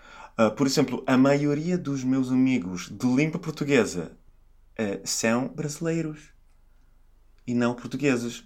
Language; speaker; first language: Portuguese; non-native, fluent; Italian